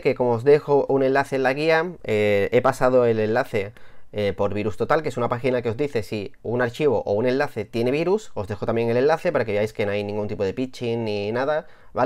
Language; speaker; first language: Spanish; native; Spanish